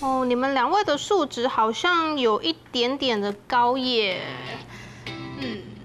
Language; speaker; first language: Chinese; native; Chinese